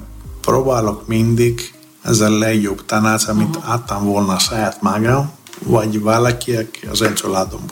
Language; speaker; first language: Hungarian; non-native, learner; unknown